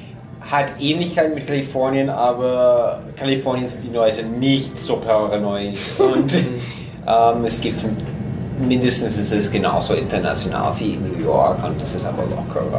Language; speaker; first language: German; non-native, fluent; English